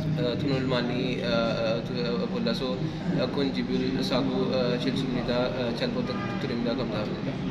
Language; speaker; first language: Korean; non-native, learner; Urdu